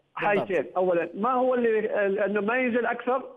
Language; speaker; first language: Arabic; native; Arabic